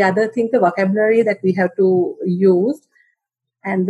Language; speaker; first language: English; non-native, local second language; Sinhala